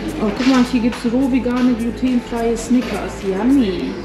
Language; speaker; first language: German; native; German